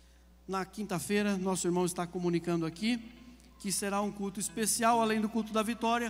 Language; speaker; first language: Portuguese; native; Portuguese